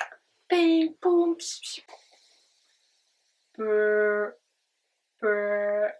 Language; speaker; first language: French; native; French